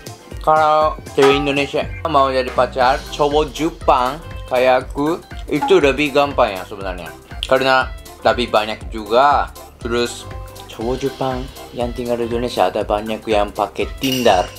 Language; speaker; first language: Indonesian; non-native, learner; Japanese